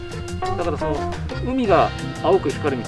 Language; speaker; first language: Japanese; native; Japanese